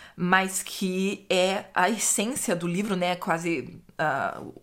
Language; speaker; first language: Portuguese; native; Portuguese